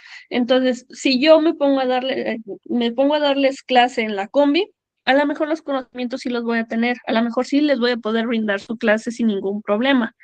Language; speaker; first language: Spanish; native; Spanish